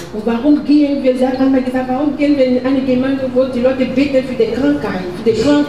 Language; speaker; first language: German; non-native, learner; French